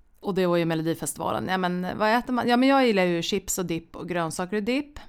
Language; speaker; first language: Swedish; native; Swedish